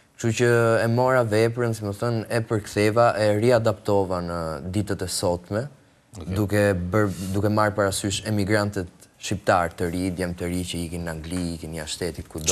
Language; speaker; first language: Albanian; early bilingual, heritage; Albanian